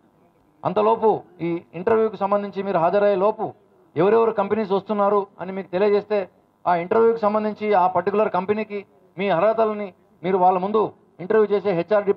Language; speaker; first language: Telugu; native; Telugu